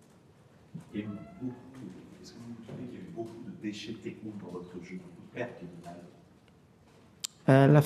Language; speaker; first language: French; native; French